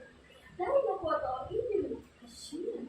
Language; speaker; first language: Japanese; non-native, learner; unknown